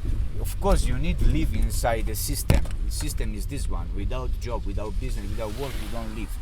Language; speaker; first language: English; non-native, learner; Italian